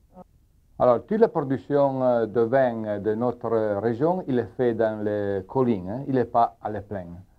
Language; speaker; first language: French; non-native, learner; Italian